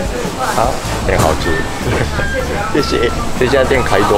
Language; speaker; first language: Chinese; non-native, fluent; Japanese